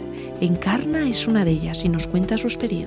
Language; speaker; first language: Spanish; native; Spanish